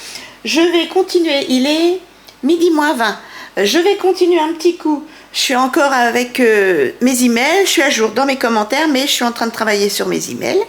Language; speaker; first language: French; native; French